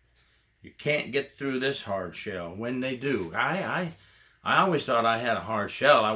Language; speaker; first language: English; native; English